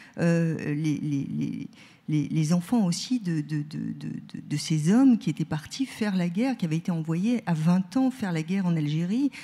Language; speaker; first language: French; native; French